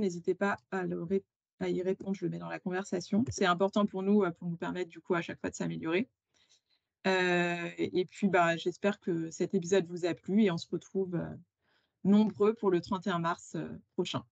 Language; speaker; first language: French; native; French